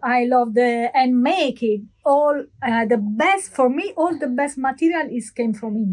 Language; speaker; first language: English; non-native, learner; Italian